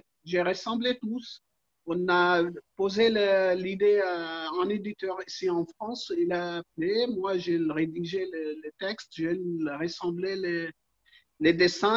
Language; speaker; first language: French; non-native, learner; Arabic